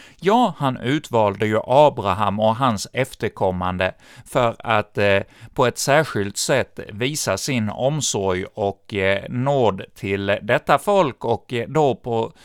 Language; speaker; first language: Swedish; native; Swedish